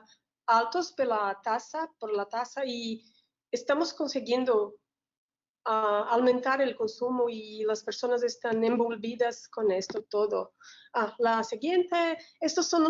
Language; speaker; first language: Spanish; non-native, learner; Portuguese